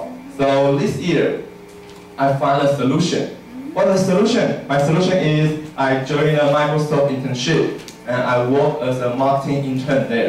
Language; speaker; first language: English; non-native, learner; Chinese